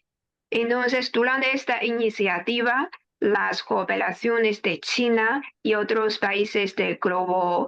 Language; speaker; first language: Spanish; non-native, fluent; Chinese